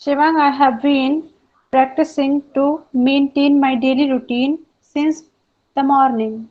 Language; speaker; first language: English; non-native, learner; Hindi